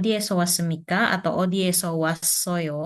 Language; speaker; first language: Korean; non-native, fluent; Indonesian